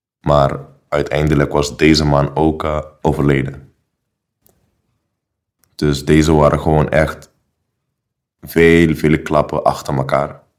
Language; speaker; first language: Dutch; non-native, local second language; Papiamento